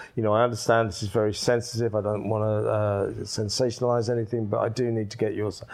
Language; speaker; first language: English; native; English